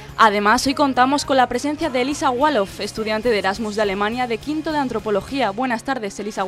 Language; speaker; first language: Spanish; native; Spanish